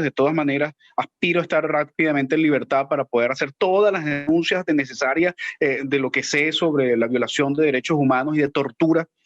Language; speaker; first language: Spanish; native; Spanish